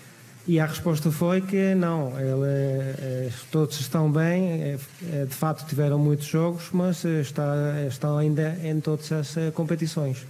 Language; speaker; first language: Portuguese; non-native, fluent; Spanish